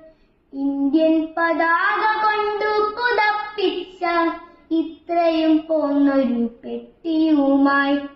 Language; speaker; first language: Malayalam; native; Malayalam